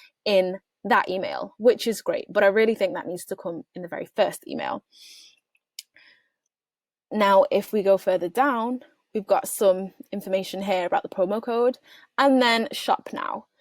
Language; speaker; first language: English; native; English